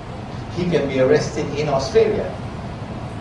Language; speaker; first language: English; native; English